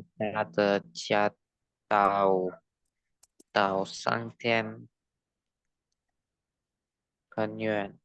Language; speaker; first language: Chinese; non-native, learner; Indonesian